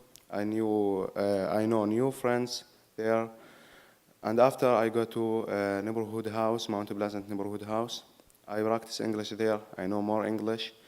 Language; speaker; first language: English; non-native, learner; Arabic